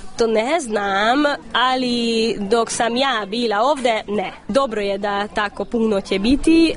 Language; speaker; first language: Serbian; non-native, local second language; Hungarian